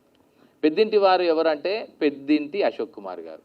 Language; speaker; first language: Telugu; native; Telugu